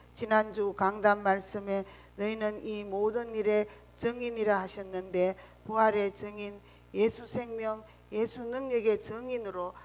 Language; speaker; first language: Korean; native; Korean